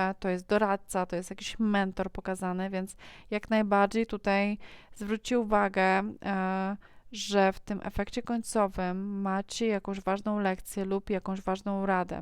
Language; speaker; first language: Polish; native; Polish